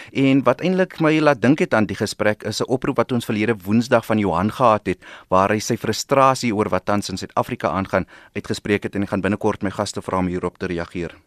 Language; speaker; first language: Afrikaans; native; Afrikaans